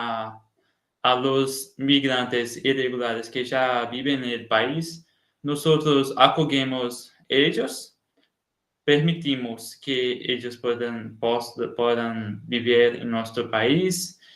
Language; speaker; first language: Spanish; non-native, learner; Portuguese